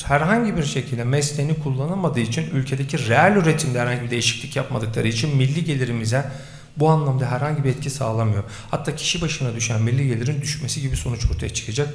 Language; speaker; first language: Turkish; native; Turkish